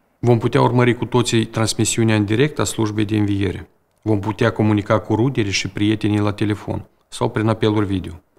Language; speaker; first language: Romanian; native; Romanian